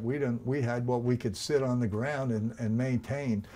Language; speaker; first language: English; native; English